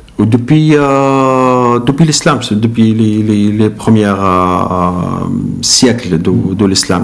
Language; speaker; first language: French; non-native, learner; Arabic